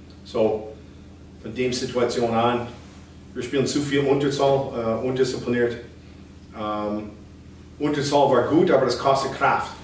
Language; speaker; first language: German; non-native, fluent; English